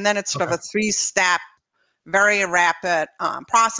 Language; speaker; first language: English; non-native, fluent; German